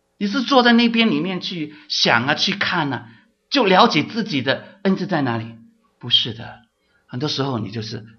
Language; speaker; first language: Chinese; non-native, local second language; Cantonese